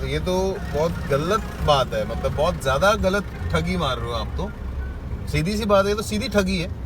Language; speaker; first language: Hindi; non-native, local second language; Punjabi